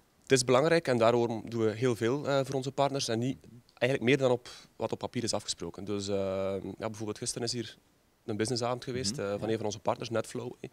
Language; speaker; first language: Dutch; native; Dutch